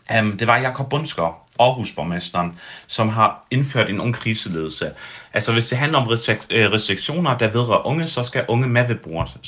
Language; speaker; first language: Danish; early bilingual, heritage; Danish